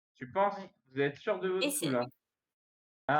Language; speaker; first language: French; native; French